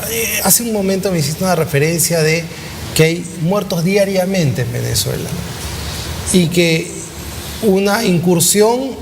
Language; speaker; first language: Spanish; native; Spanish